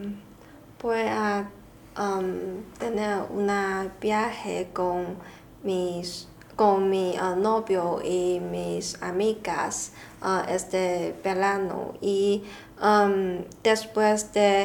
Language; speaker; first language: Spanish; non-native, learner; Chinese